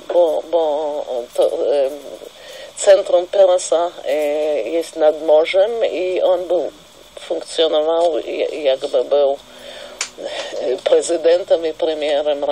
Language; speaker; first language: Polish; non-native, fluent; Russian